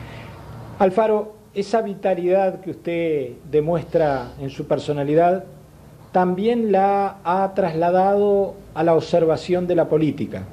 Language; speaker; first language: Spanish; native; Spanish